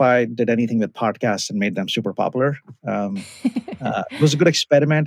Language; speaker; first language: English; non-native, local second language; Hindi